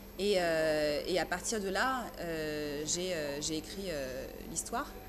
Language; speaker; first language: French; early bilingual, other home language; Persian